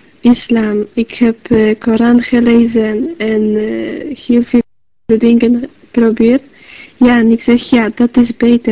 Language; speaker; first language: Dutch; non-native, learner; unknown